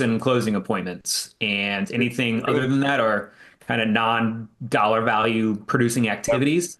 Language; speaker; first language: English; native; English